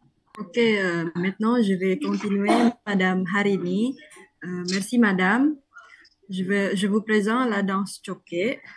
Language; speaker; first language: French; non-native, learner; Indonesian